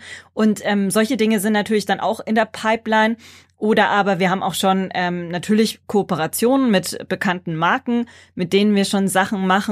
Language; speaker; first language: German; native; German